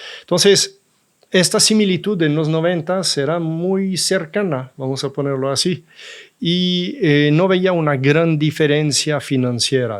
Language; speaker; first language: Spanish; non-native, fluent; French